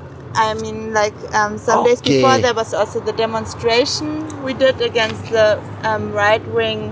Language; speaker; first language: English; non-native, fluent; German